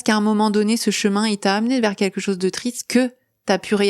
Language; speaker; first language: French; native; French